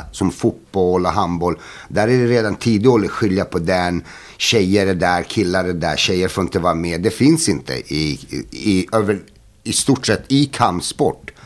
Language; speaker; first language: Swedish; early bilingual, other home language; Bosnian